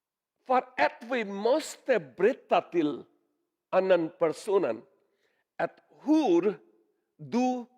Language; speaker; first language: Swedish; non-native, learner; Urdu